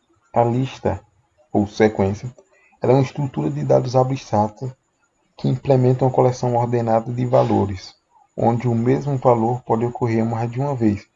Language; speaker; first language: Portuguese; native; Portuguese